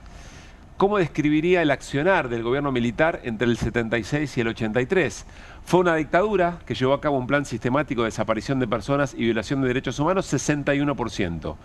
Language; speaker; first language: Spanish; native; Spanish